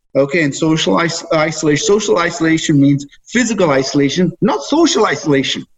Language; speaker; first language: English; native; English